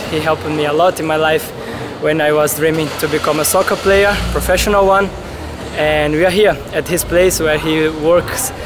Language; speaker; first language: English; non-native, fluent; Portuguese